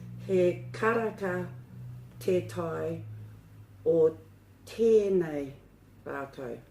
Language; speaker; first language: Māori; non-native, learner; English